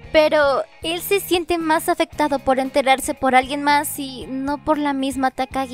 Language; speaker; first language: Spanish; native; Spanish